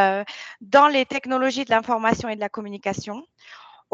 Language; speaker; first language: French; native; French